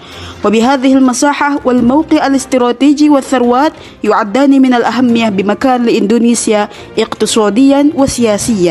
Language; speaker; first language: Arabic; non-native, learner; Indonesian